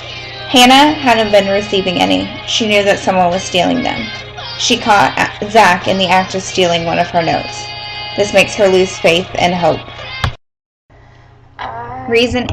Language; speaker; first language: English; native; English